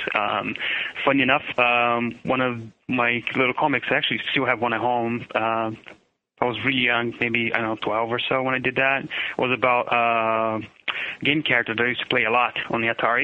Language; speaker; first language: English; non-native, fluent; Portuguese